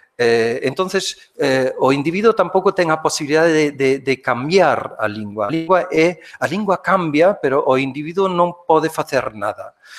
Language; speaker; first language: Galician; non-native, fluent; German